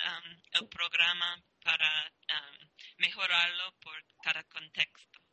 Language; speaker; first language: Spanish; non-native, learner; English